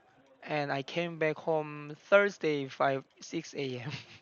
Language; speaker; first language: English; non-native, learner; Korean